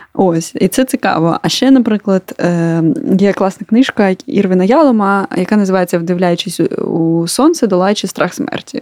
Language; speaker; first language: Ukrainian; native; Ukrainian